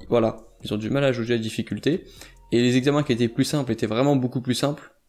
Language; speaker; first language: French; native; French